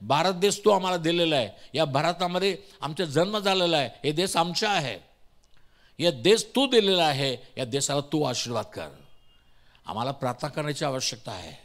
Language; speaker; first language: Marathi; non-native, local second language; Tamil